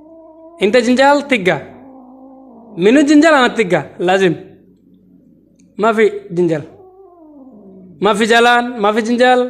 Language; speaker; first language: Arabic; non-native, learner; Bangla